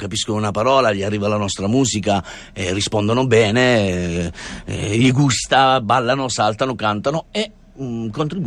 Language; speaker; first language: Italian; non-native, fluent; German